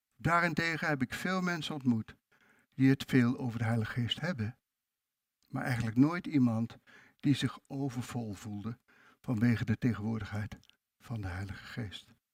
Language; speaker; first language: Dutch; native; Dutch